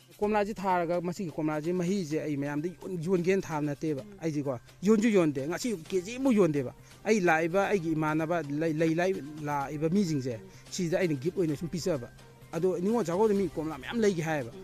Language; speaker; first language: Manipuri; native; Manipuri